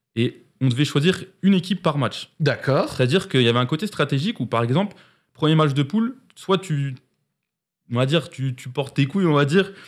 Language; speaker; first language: French; native; French